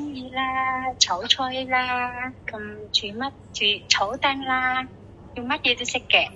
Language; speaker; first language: Cantonese; non-native, learner; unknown